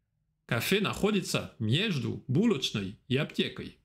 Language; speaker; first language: Russian; non-native, fluent; French